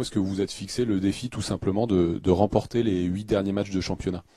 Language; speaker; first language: French; native; French